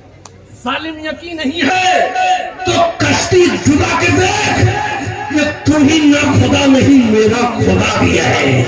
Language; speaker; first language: Hindi; native; Hindi